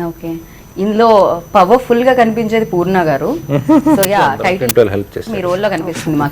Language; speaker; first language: Telugu; native; Telugu